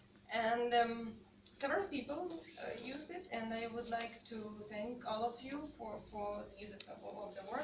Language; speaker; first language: English; non-native, fluent; Russian